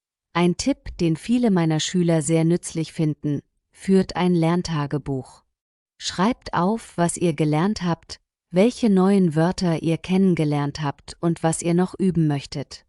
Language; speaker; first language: German; native; German